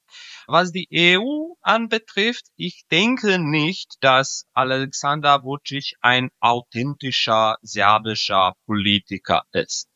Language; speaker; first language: German; non-native, fluent; Serbian